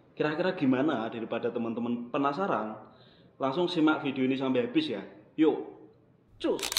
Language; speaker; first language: Indonesian; native; Indonesian